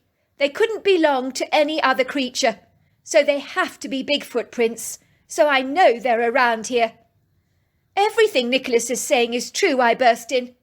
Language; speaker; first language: English; native; English